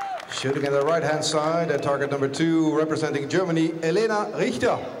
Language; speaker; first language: English; non-native, fluent; Dutch